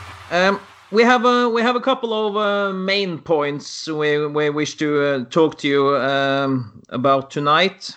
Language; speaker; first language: English; non-native, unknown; Norwegian